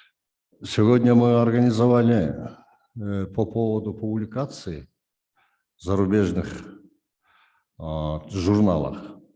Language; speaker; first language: Russian; non-native, local second language; Kyrgyz